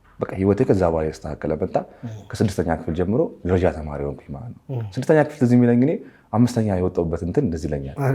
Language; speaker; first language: Amharic; native; Amharic